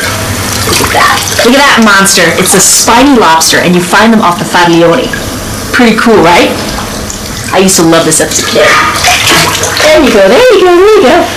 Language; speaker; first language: English; early bilingual, other home language; Italian